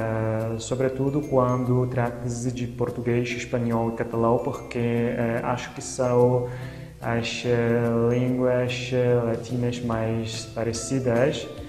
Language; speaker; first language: Spanish; non-native, fluent; Italian